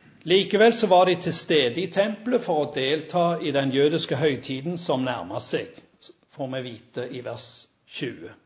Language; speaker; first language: Norwegian; native; Norwegian